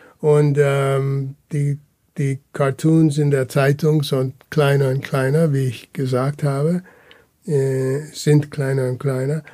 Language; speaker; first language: German; early bilingual, heritage; German